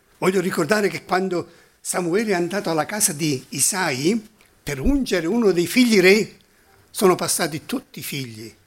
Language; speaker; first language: Italian; non-native, fluent; German